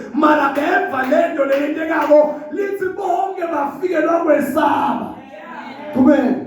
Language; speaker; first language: Zulu; non-native, local second language; Swati